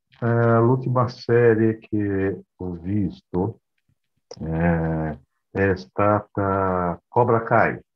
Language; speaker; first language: Italian; non-native, learner; Portuguese